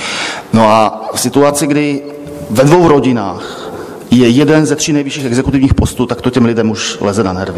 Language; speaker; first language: Czech; native; Czech